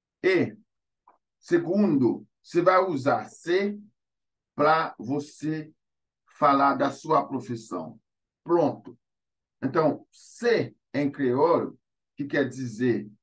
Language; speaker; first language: Portuguese; non-native, fluent; Haitian Creole